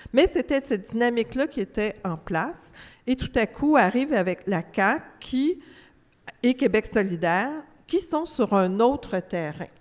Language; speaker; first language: French; native; French